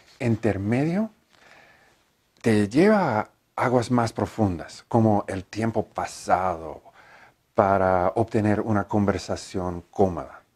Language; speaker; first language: Spanish; non-native, learner; English